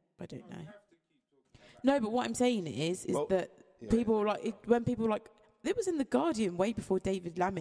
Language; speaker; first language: English; native; English